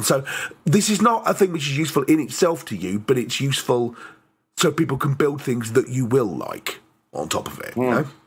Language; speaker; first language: English; native; English